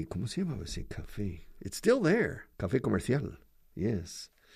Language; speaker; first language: Spanish; non-native, fluent; English